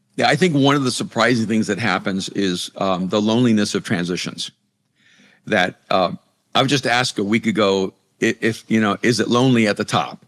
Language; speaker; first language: English; non-native, fluent; Spanish